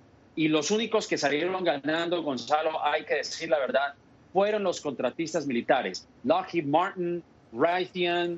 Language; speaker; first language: Spanish; native; Spanish